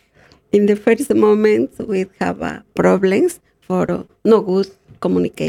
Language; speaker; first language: English; non-native, learner; Spanish